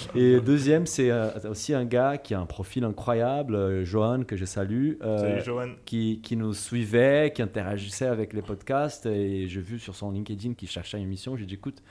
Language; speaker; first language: French; non-native, fluent; Portuguese